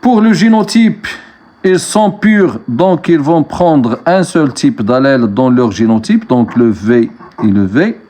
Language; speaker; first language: French; non-native, local second language; Arabic